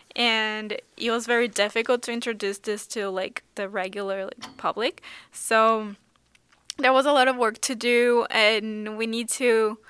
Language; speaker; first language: English; non-native, fluent; Portuguese